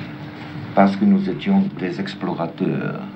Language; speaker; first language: French; non-native, learner; German